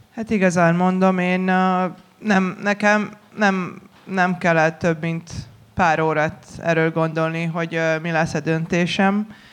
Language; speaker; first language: Hungarian; non-native, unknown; Serbian